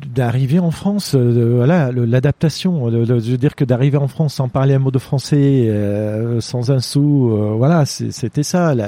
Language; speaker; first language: French; non-native, fluent; Armenian